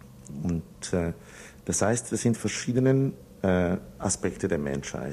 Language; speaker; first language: German; non-native, fluent; Italian